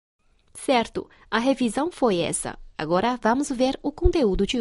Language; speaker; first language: Portuguese; non-native, fluent; Chinese